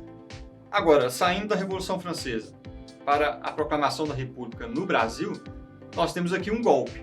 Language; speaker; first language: Portuguese; native; Portuguese